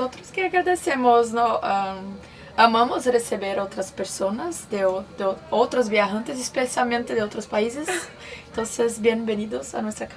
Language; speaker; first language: Spanish; non-native, learner; Portuguese